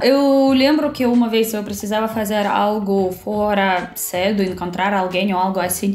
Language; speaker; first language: Portuguese; non-native, learner; Russian